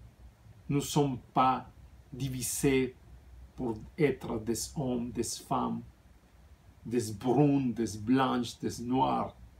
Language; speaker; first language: French; non-native, fluent; Spanish